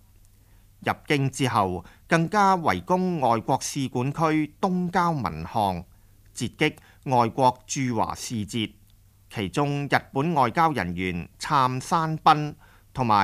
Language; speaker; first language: Chinese; non-native, local second language; Cantonese